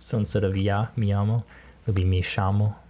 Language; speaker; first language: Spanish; non-native, learner; English